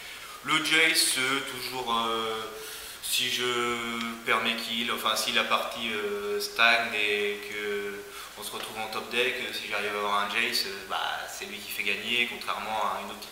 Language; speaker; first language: French; native; French